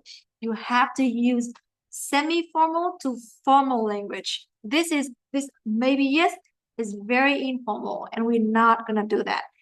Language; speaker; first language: English; non-native, fluent; Vietnamese